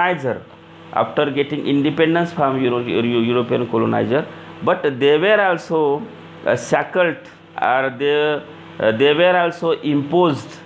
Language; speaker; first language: English; non-native, local second language; Marathi